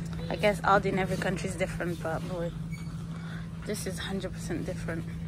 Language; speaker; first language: English; early bilingual, other home language; Portuguese